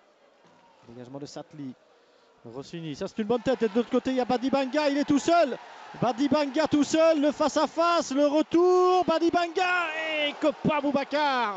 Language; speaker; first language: French; native; French